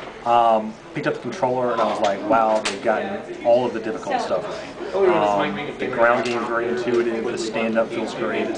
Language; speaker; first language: English; native; English